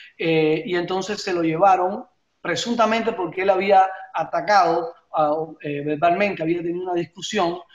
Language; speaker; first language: Spanish; native; Spanish